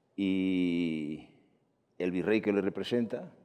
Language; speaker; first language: Spanish; native; Spanish